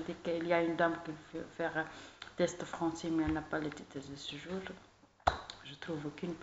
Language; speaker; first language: French; non-native, learner; Arabic